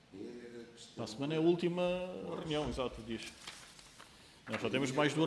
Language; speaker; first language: Portuguese; native; Portuguese